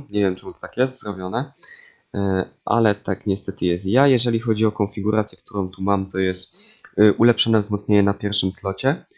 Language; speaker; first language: Polish; native; Polish